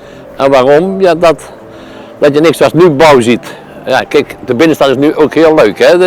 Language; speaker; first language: Dutch; native; Dutch